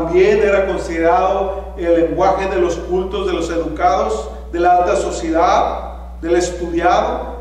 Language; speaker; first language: Spanish; native; Spanish